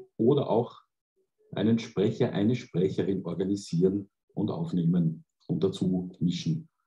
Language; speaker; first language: German; native; German